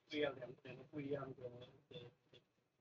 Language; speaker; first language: Chinese; native; Chinese